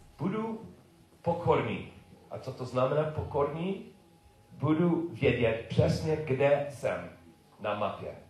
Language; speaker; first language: Czech; non-native, learner; English